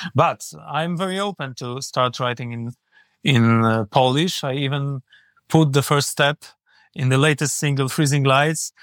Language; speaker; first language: English; non-native, learner; Polish